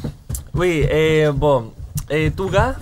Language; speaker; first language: French; non-native, learner; Spanish